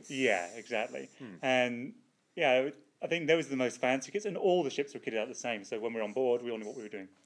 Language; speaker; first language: English; native; English